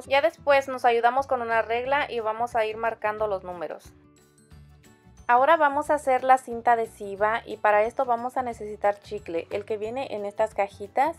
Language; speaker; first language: Spanish; native; Spanish